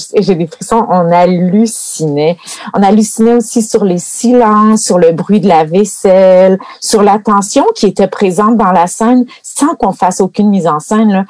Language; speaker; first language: French; native; French